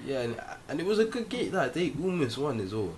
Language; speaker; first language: English; native; English